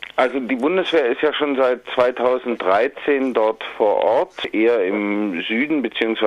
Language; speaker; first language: German; native; German